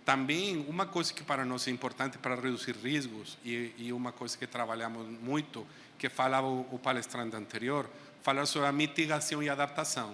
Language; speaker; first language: Portuguese; non-native, fluent; Spanish